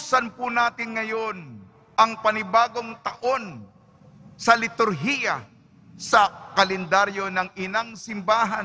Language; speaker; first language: Filipino; native; Filipino